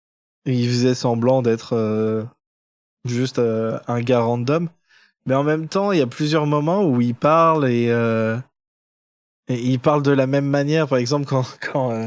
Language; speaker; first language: French; native; French